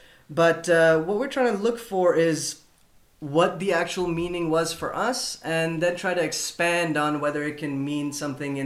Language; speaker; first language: English; non-native, local second language; Urdu